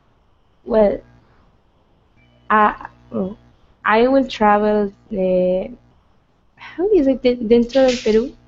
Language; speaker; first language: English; non-native, learner; Spanish